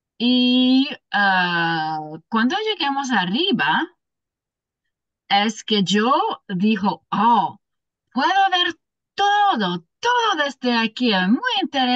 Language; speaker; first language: Spanish; non-native, learner; English